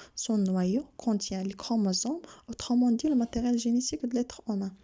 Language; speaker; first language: French; non-native, local second language; Arabic